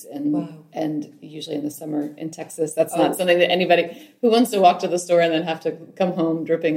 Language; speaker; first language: English; native; English